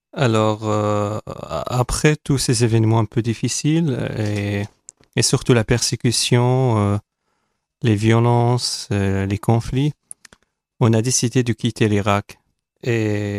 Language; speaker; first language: French; non-native, fluent; Arabic